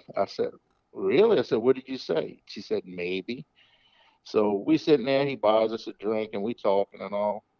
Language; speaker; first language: English; native; English